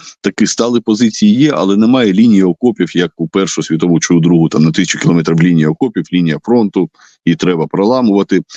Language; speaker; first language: Ukrainian; non-native, local second language; Russian